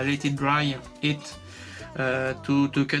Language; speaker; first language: English; non-native, learner; French